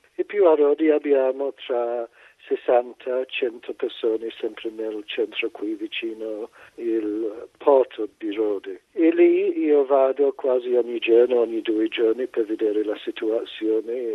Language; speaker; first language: Italian; non-native, fluent; English